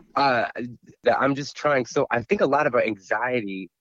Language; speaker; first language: English; native; English